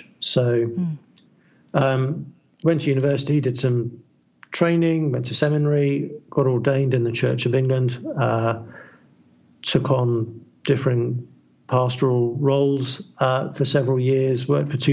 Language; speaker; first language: English; native; English